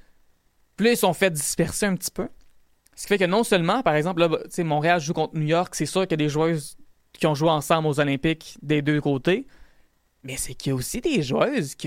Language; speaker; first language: French; native; French